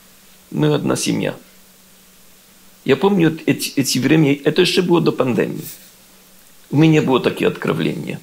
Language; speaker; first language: Russian; non-native, learner; Polish